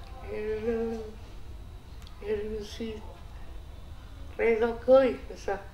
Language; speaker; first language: French; non-native, learner; Vietnamese